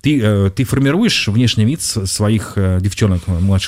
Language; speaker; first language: Russian; native; Russian